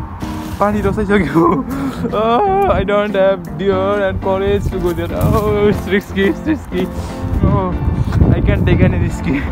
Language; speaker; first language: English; non-native, learner; Nepali